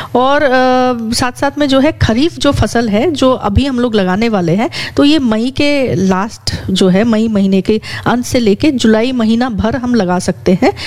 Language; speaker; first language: Hindi; native; Hindi